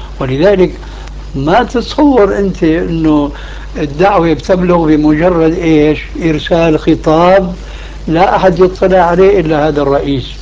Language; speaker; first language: Arabic; early bilingual, other home language; Albanian